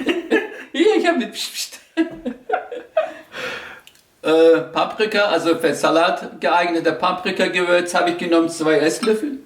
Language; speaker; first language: German; non-native, local second language; Turkish